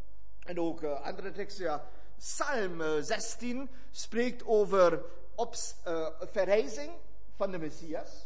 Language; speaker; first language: Dutch; non-native, fluent; German